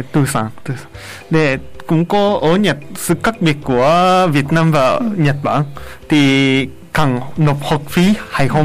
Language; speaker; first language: Vietnamese; non-native, fluent; Japanese